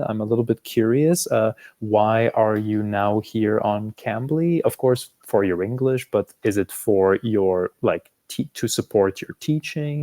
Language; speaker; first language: English; non-native, fluent; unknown